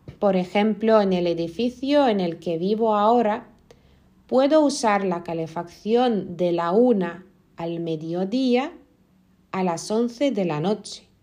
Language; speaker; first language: Spanish; non-native, fluent; Lithuanian